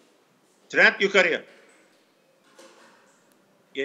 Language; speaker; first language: Turkish; native; Turkish